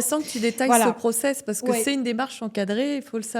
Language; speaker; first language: French; native; French